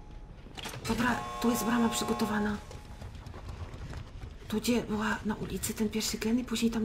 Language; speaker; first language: Polish; native; Polish